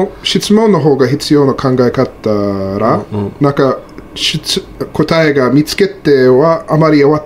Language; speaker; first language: Japanese; non-native, learner; English